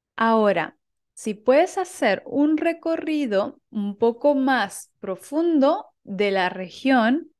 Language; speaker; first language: Spanish; native; Spanish